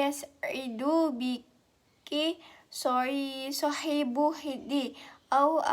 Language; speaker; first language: Arabic; non-native, learner; Indonesian